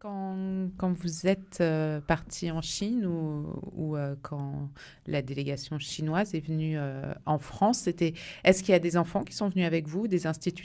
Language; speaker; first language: French; native; French